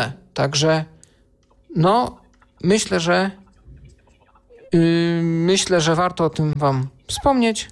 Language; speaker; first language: Polish; native; Polish